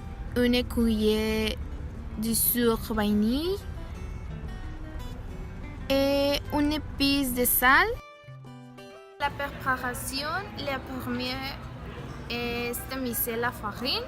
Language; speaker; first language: French; non-native, learner; Spanish